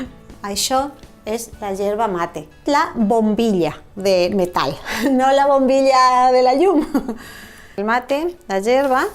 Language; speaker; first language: Catalan; non-native, fluent; Spanish